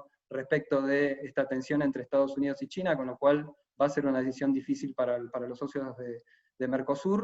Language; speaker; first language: Spanish; native; Spanish